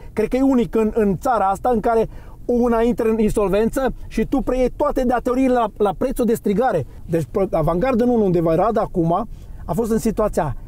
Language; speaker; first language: Romanian; non-native, fluent; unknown